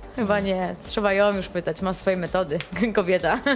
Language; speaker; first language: Polish; native; Polish